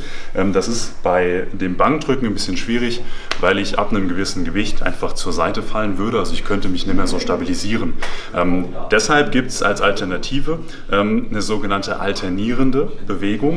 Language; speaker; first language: German; native; German